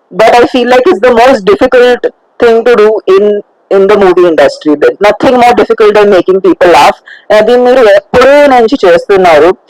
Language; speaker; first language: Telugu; non-native, fluent; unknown